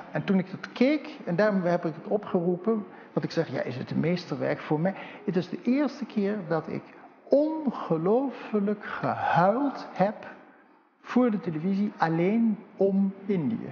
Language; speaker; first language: Dutch; native; Dutch